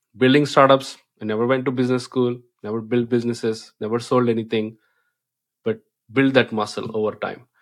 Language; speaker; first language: English; non-native, local second language; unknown